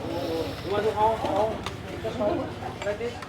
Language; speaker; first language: English; non-native, learner; Vietnamese